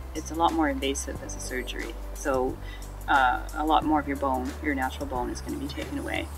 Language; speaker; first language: English; native; English